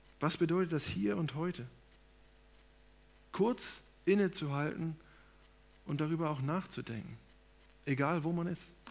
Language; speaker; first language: German; native; German